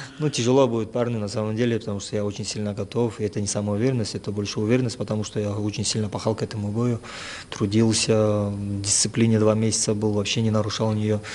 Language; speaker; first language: Russian; non-native, local second language; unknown